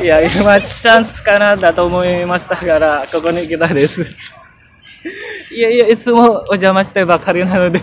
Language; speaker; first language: Japanese; non-native, learner; Indonesian